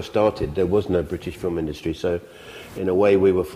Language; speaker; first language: English; native; English